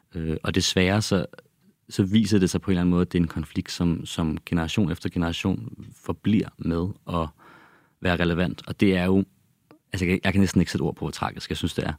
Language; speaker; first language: Danish; native; Danish